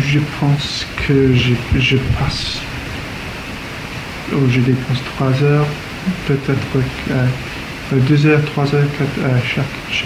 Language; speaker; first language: French; non-native, learner; English